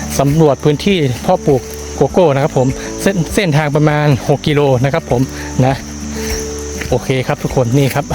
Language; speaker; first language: Thai; native; Thai